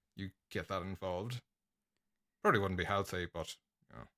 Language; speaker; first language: English; native; English